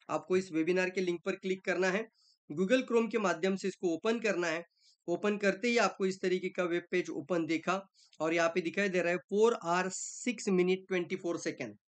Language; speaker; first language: Hindi; non-native, local second language; Marathi